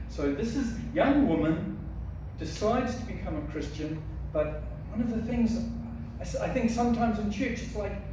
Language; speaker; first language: English; native; English